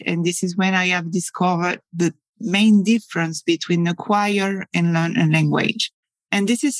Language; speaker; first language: English; non-native, fluent; French